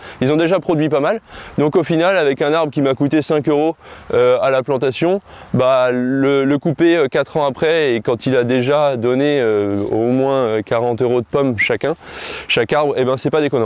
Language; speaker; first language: French; native; French